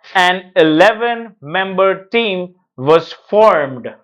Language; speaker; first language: English; non-native, local second language; Gujarati